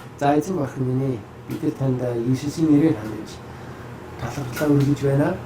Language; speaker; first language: Mongolian; non-native, fluent; English